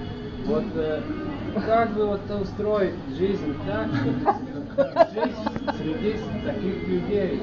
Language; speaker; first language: Russian; non-native, fluent; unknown